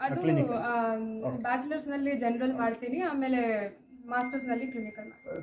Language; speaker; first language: Kannada; non-native, local second language; Urdu